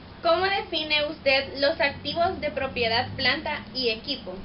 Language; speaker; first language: Spanish; native; Spanish